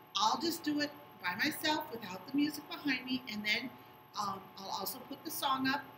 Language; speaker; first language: English; native; English